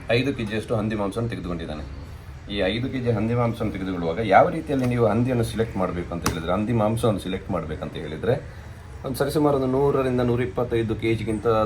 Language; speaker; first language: Kannada; non-native, local second language; Tulu